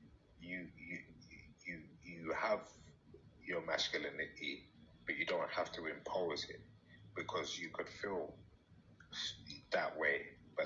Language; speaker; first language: English; native; English